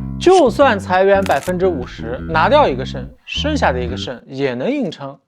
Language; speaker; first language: Chinese; native; Chinese